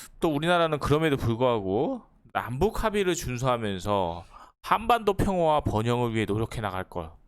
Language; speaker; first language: Korean; native; Korean